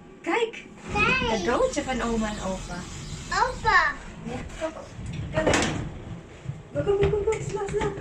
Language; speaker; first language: Dutch; non-native, learner; Filipino